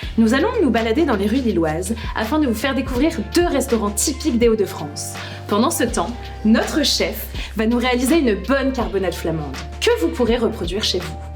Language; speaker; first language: French; native; French